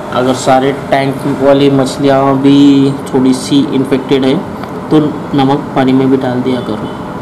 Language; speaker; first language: Hindi; non-native, local second language; Marathi